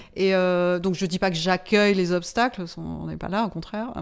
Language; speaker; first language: French; native; French